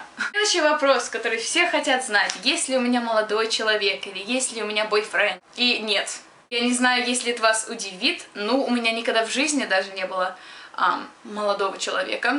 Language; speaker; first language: Russian; early bilingual, other home language; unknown